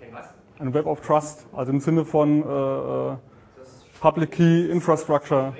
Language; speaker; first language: German; native; German